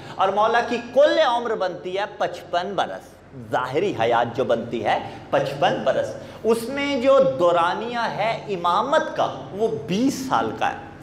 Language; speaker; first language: Urdu; non-native, local second language; Punjabi